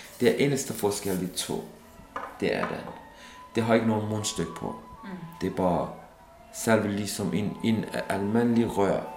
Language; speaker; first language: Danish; non-native, fluent; Kurdish